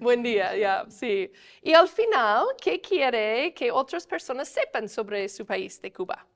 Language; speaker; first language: Spanish; non-native, fluent; English